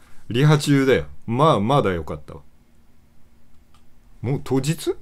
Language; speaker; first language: Japanese; native; Japanese